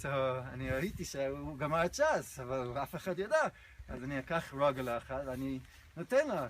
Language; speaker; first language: Hebrew; non-native, fluent; English